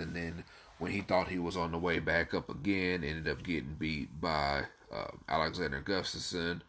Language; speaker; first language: English; native; English